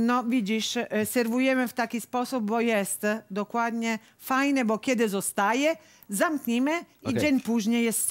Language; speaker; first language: Polish; non-native, learner; Italian